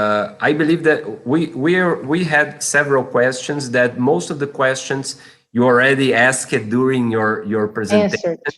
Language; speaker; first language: English; non-native, fluent; Portuguese